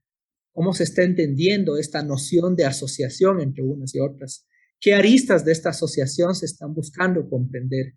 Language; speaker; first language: Spanish; native; Spanish